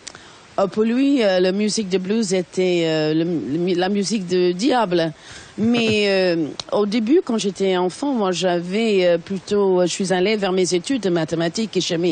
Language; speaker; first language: French; non-native, fluent; English